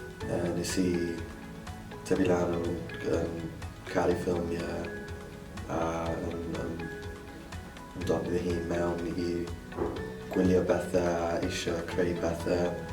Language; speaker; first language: Welsh; non-native, local second language; English